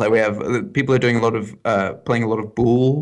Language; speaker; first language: English; native; English